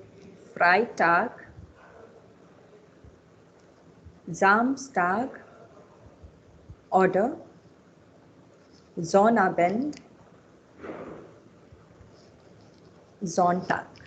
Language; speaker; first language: German; non-native, fluent; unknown